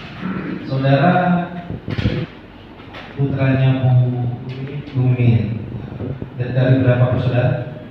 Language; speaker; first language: Indonesian; native; Indonesian